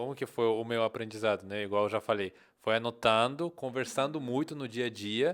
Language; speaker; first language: Portuguese; non-native, fluent; Russian